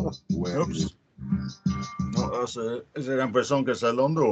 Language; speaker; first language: French; non-native, fluent; English